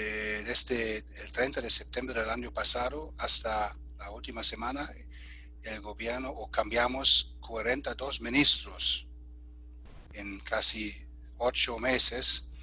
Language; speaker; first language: Spanish; non-native, fluent; German